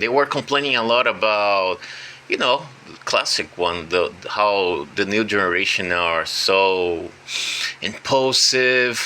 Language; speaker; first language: English; non-native, fluent; Portuguese